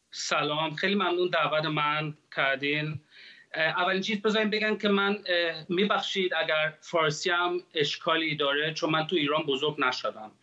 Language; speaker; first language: Persian; early bilingual, heritage; Persian